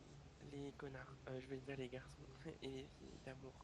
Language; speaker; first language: French; native; French